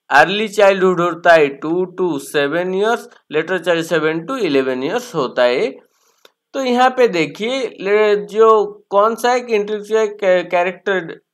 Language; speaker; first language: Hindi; non-native, local second language; Bangla